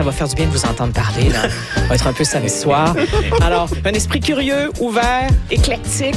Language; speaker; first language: French; native; French